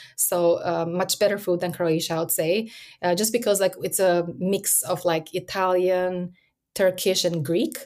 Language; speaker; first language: English; early bilingual, other home language; Albanian